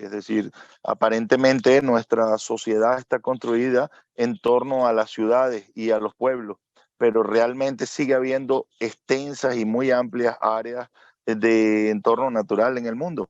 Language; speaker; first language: Spanish; native; Spanish